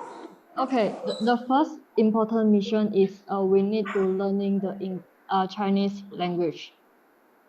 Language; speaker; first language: English; non-native, learner; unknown